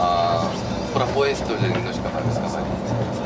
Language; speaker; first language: Russian; non-native, learner; Korean